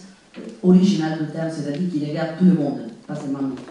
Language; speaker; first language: French; non-native, fluent; Italian